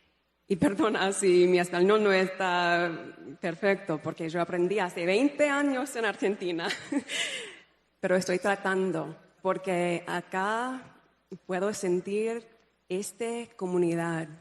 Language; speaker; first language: Spanish; non-native, fluent; English